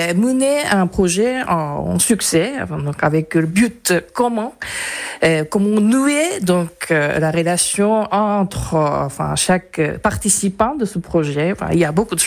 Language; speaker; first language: French; non-native, fluent; Japanese